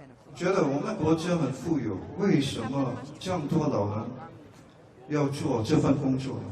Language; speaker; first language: Chinese; non-native, local second language; English